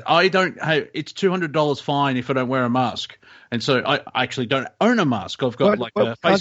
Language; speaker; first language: English; native; English